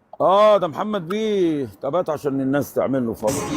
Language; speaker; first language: Arabic; native; Arabic